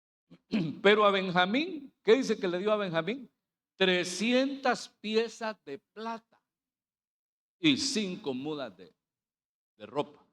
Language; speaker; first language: Spanish; native; Spanish